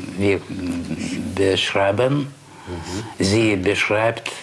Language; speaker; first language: German; non-native, learner; Russian